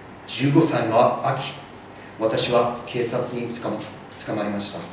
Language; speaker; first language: Japanese; early bilingual, other home language; English